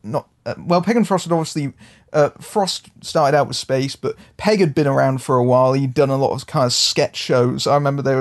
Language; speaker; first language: English; native; English